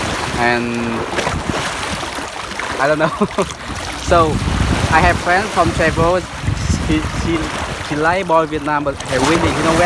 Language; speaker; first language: English; non-native, learner; Vietnamese